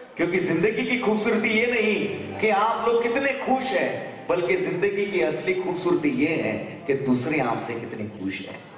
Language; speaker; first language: Hindi; non-native, local second language; Kachhi